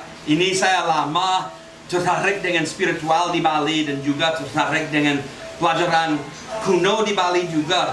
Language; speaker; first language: Indonesian; non-native, fluent; Spanish